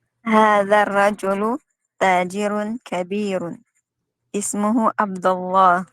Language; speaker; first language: Arabic; non-native, learner; Filipino